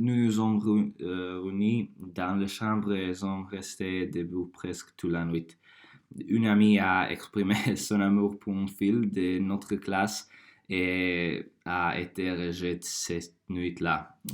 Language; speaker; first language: French; non-native, learner; Croatian